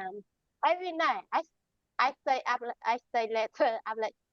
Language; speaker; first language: English; non-native, learner; Vietnamese